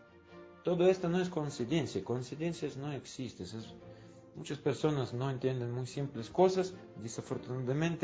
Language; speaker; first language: Spanish; non-native, fluent; Russian